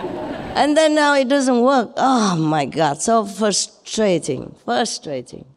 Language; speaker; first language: English; non-native, fluent; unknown